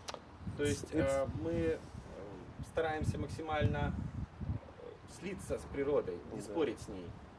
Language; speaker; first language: Russian; native; Russian